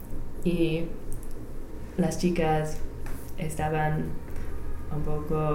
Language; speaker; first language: Spanish; non-native, learner; English